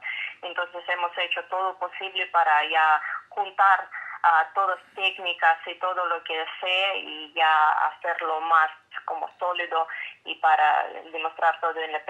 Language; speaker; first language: Spanish; non-native, fluent; Russian